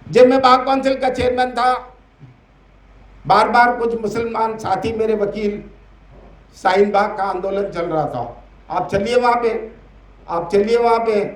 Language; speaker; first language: Hindi; native; Hindi